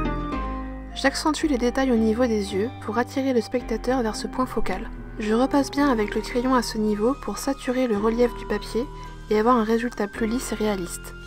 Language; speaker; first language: French; native; French